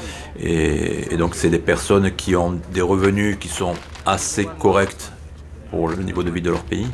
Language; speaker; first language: French; native; French